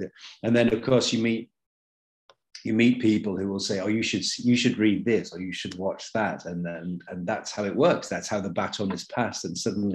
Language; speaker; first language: English; native; English